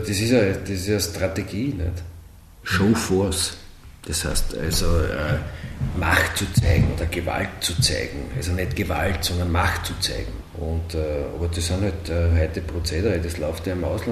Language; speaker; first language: German; native; German